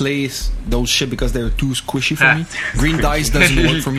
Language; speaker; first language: English; non-native, fluent; French